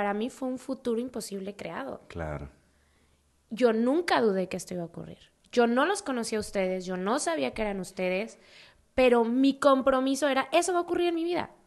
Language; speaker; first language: Spanish; native; Spanish